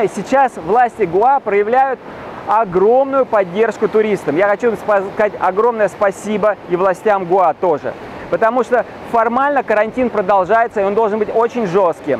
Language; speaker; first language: Russian; native; Russian